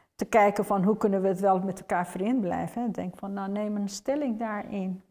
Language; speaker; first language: Dutch; non-native, fluent; Persian